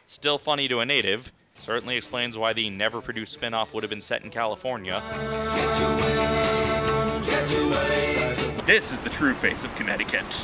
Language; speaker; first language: English; native; English